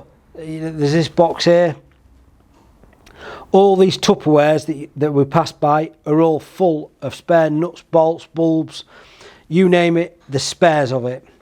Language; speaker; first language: English; native; English